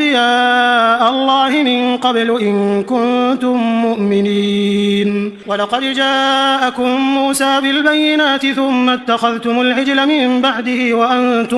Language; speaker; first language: Arabic; native; Arabic